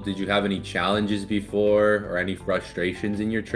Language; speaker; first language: English; native; English